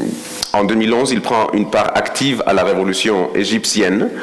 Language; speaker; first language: French; non-native, fluent; Spanish